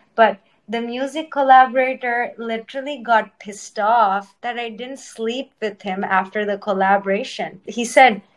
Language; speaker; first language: English; non-native, local second language; Telugu